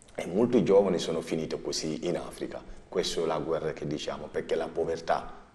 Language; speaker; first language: Italian; non-native, learner; Wolof